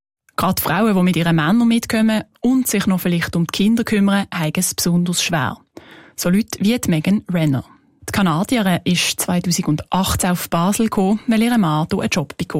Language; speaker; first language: German; native; German